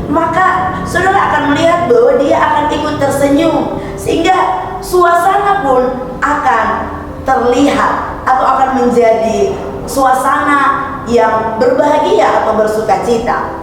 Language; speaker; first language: Indonesian; native; Indonesian